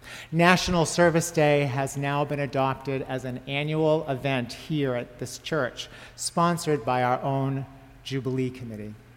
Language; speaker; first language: English; native; English